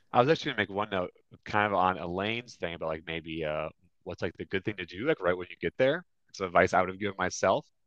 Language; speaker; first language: English; native; English